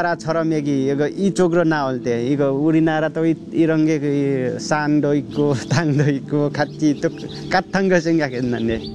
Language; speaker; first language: Korean; non-native, learner; Nepali